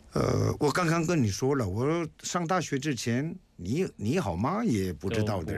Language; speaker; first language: Chinese; non-native, fluent; Korean